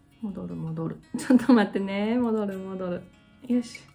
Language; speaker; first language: Japanese; native; Japanese